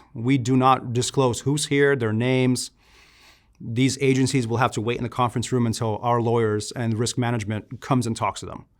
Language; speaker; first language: English; native; English